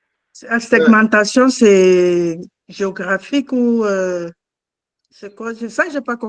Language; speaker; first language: French; non-native, fluent; German